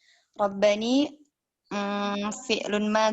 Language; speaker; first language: Arabic; non-native, learner; Indonesian